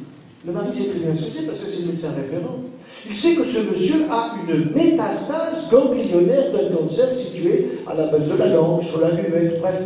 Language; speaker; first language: French; native; French